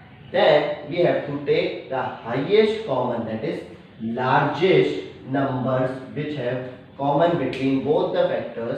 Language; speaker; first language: English; non-native, local second language; Hindi